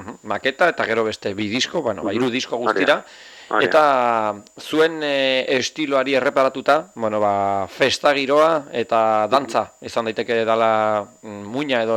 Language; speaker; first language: Basque; native; Basque